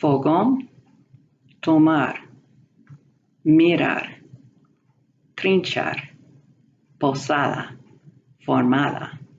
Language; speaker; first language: Spanish; non-native, fluent; English